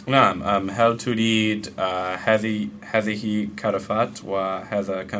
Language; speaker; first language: Arabic; non-native, learner; English